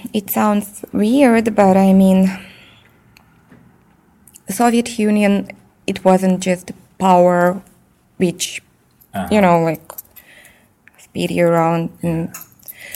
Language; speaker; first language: English; non-native, fluent; Russian